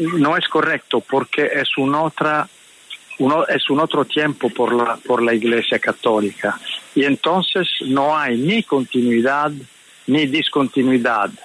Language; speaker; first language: Spanish; non-native, fluent; Italian